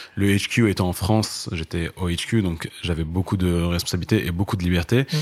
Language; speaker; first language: French; non-native, local second language; Arabic